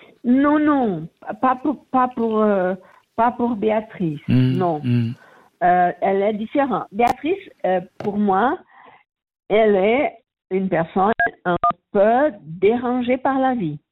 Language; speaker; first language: French; non-native, learner; Portuguese